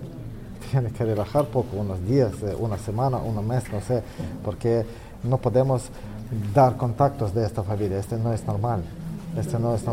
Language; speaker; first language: Spanish; non-native, learner; Ukrainian